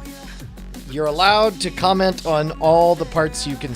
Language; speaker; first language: English; native; English